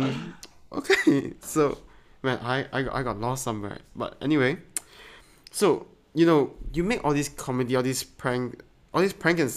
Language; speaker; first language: English; non-native, local second language; Chinese